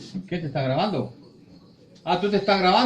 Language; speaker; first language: Spanish; native; Spanish